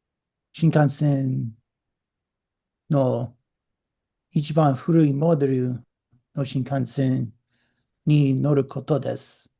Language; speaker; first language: Japanese; non-native, learner; English